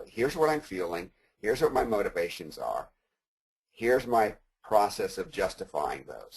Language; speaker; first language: English; native; English